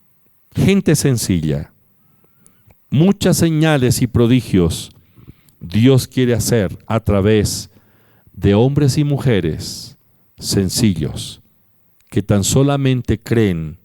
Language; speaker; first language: Spanish; native; Spanish